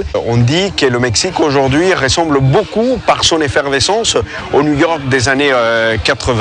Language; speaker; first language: French; native; French